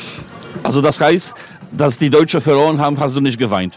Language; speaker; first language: German; non-native, fluent; Polish